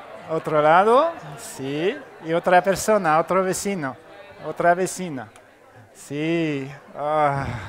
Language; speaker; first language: Spanish; non-native, learner; French